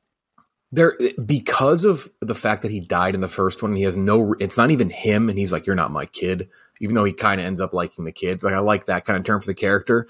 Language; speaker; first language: English; native; English